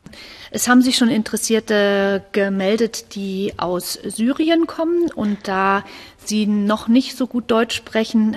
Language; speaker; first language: German; native; German